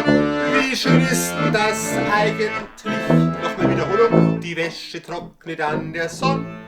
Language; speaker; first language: German; native; German